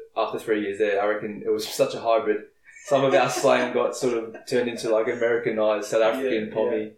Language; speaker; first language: English; native; English